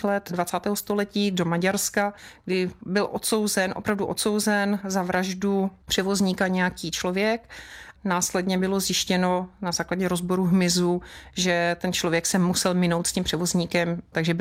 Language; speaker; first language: Czech; native; Czech